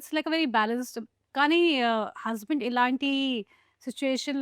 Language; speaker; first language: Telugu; non-native, local second language; Hindi